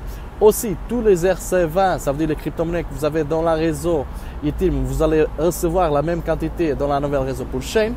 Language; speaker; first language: French; non-native, learner; Portuguese